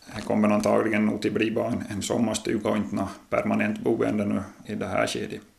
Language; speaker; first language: Swedish; native; Swedish